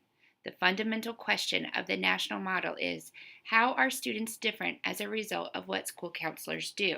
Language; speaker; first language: English; native; English